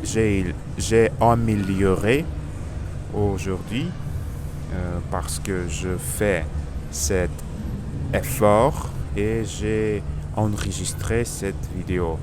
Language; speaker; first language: French; non-native, learner; Russian